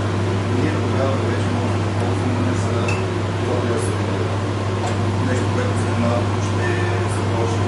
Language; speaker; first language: Bulgarian; native; Bulgarian